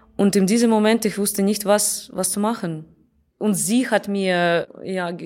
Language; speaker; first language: German; non-native, learner; Russian